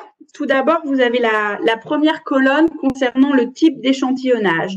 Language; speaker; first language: French; native; French